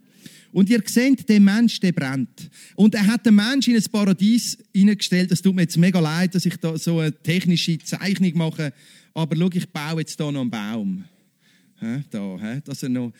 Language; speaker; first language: German; native; German